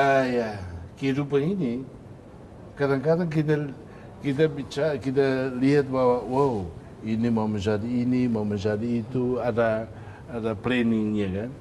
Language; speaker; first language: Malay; non-native, fluent; Tetum